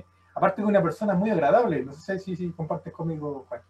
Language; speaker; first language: Spanish; native; Spanish